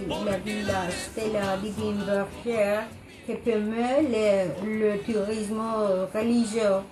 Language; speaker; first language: French; non-native, learner; Spanish